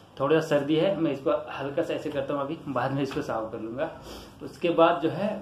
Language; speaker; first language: Hindi; native; Hindi